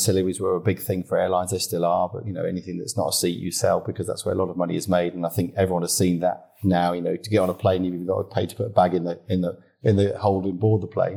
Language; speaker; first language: English; native; English